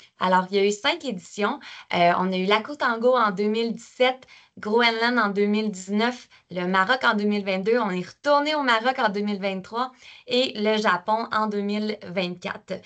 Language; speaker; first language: French; native; French